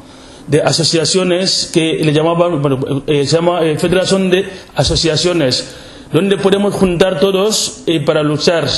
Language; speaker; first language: Spanish; non-native, local second language; Wolof